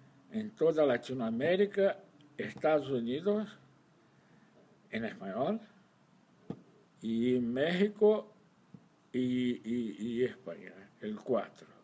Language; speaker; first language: Spanish; non-native, fluent; Portuguese